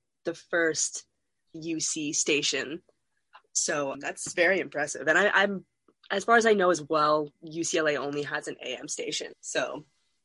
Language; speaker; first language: English; native; English